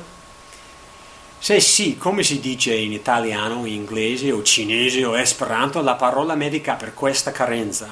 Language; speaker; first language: Italian; non-native, learner; English